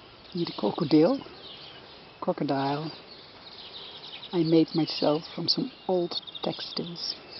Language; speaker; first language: English; non-native, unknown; Dutch